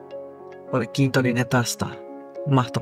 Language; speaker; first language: Finnish; non-native, fluent; Spanish